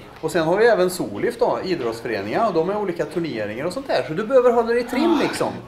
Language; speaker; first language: Swedish; native; Swedish